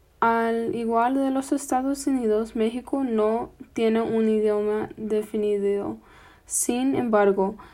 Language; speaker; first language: Spanish; non-native, fluent; English